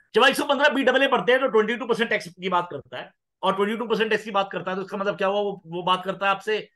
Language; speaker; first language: Hindi; non-native, local second language; Punjabi